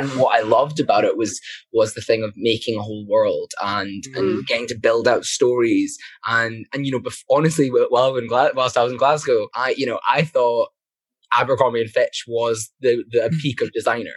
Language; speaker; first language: English; native; English